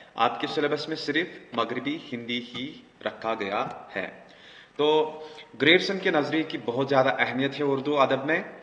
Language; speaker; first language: Urdu; non-native, local second language; Kashmiri